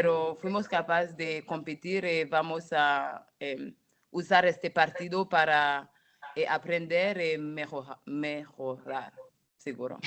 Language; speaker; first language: Spanish; non-native, fluent; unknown